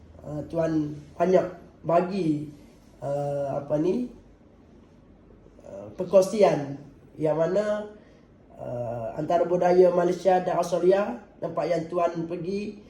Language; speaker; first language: Malay; native; Malay